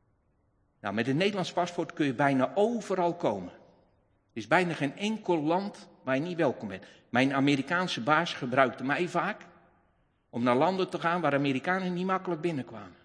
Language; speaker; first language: Dutch; native; Dutch